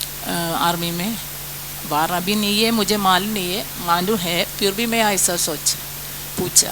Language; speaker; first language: Hindi; non-native, local second language; Malayalam